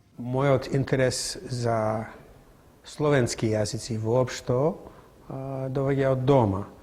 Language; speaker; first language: Macedonian; non-native, fluent; English